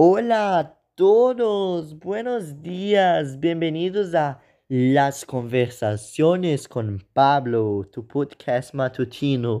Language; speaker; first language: Spanish; non-native, learner; Portuguese